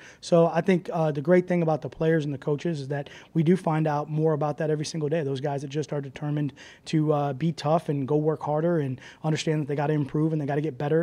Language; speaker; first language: English; native; English